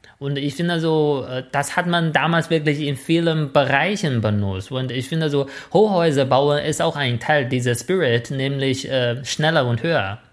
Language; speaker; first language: German; non-native, fluent; Chinese